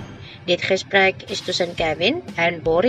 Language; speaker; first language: Dutch; non-native, learner; Indonesian